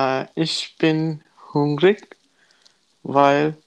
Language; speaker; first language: German; non-native, learner; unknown